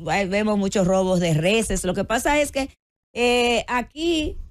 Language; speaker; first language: Spanish; native; Spanish